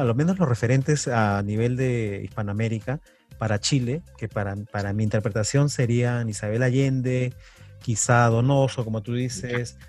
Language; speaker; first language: Spanish; native; Spanish